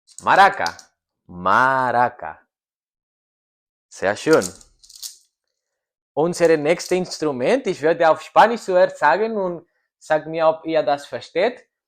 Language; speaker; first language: German; non-native, learner; Spanish